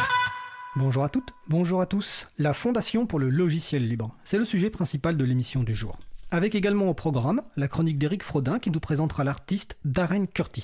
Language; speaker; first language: French; native; French